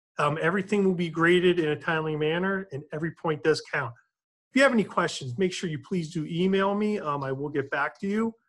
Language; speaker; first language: English; native; English